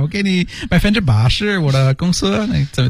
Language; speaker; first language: Chinese; non-native, learner; English